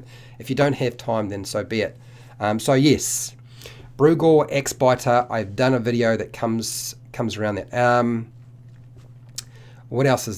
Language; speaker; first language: English; native; English